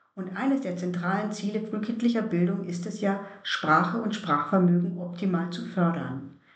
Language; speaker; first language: German; native; German